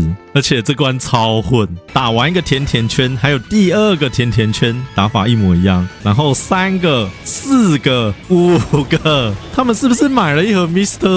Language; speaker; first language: Chinese; native; Chinese